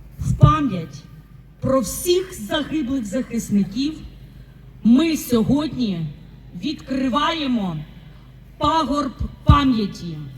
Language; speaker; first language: Ukrainian; native; Ukrainian